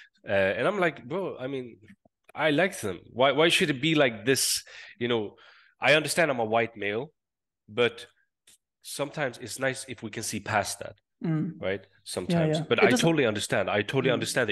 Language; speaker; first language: English; non-native, fluent; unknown